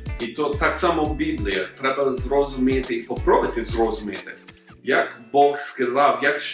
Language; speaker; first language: Ukrainian; non-native, learner; English